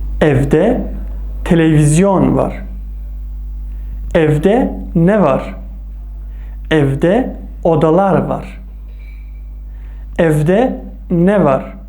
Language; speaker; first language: Turkish; non-native, fluent; Persian